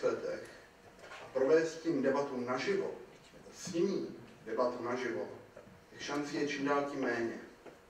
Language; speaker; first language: Czech; native; Czech